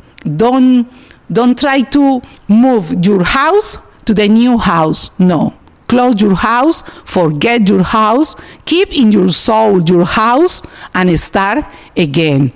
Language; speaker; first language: English; non-native, learner; Spanish